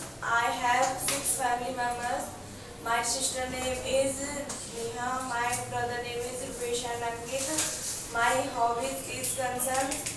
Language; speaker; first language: English; non-native, learner; Hindi